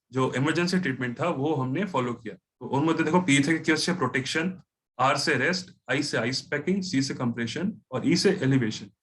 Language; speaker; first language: Hindi; non-native, local second language; Bangla